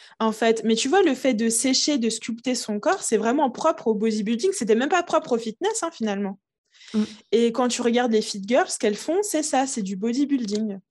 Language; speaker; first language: French; early bilingual, other home language; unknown